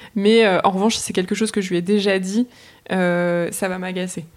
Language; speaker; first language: French; native; French